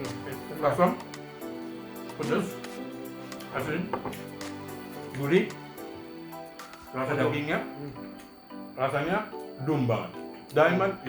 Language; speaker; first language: Indonesian; non-native, fluent; Arabic